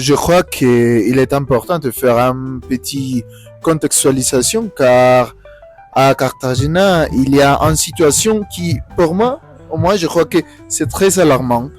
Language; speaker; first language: French; non-native, learner; Spanish